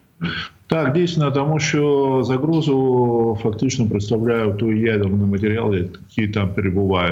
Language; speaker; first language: Ukrainian; native; Ukrainian